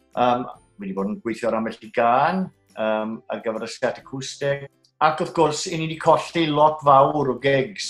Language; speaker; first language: Welsh; native; Welsh